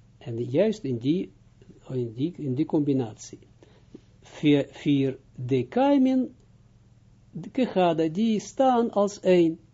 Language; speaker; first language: Dutch; non-native, fluent; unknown